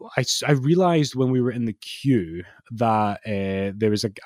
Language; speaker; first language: English; native; English